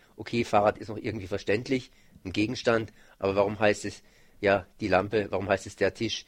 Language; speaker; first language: German; native; German